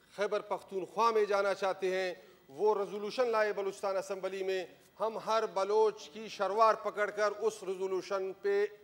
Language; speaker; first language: Urdu; non-native, local second language; Baluchi